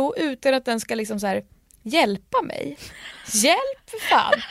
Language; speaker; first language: Swedish; native; Swedish